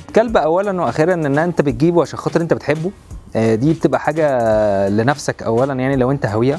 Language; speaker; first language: Arabic; native; Arabic